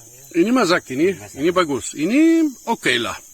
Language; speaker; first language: Indonesian; non-native, learner; German